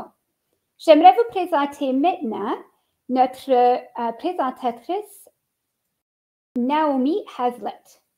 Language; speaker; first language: French; native; French